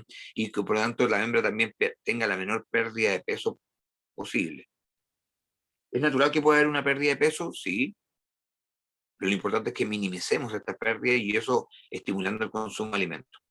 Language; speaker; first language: Spanish; native; Spanish